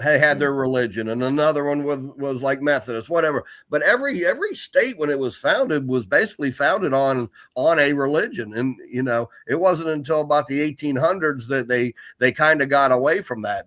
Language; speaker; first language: English; native; English